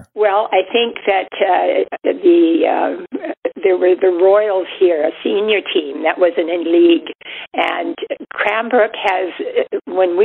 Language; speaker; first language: English; native; English